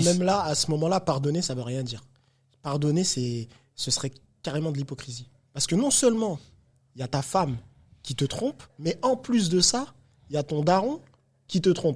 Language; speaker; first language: French; native; French